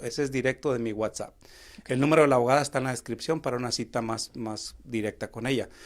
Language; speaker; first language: Spanish; native; Spanish